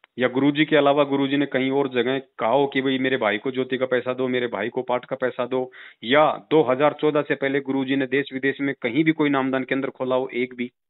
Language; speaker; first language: Hindi; native; Hindi